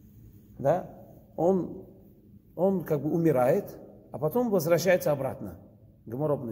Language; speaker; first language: Russian; early bilingual, heritage; Russian